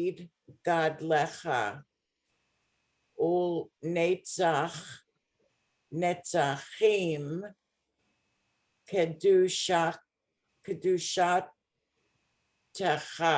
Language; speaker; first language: Hebrew; non-native, learner; English